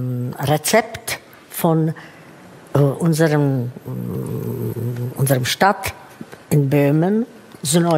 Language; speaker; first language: German; non-native, fluent; Czech